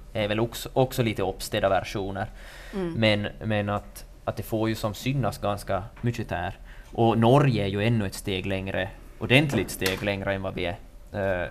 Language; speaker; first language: Swedish; native; Swedish